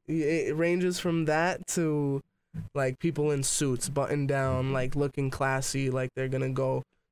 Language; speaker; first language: English; native; English